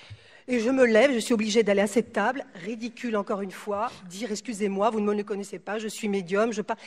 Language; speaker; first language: French; native; French